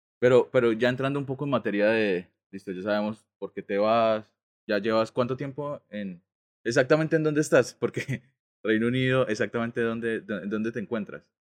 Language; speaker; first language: Spanish; native; Spanish